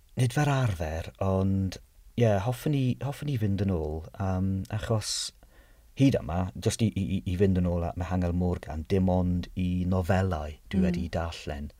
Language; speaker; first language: Welsh; non-native, fluent; English